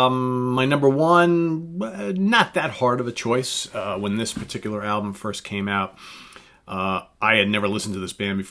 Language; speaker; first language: English; native; English